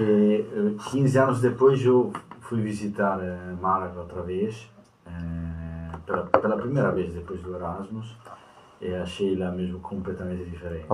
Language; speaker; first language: Portuguese; non-native, fluent; Italian